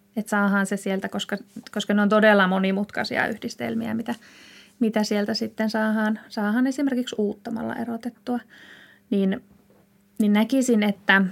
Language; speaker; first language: Finnish; native; Finnish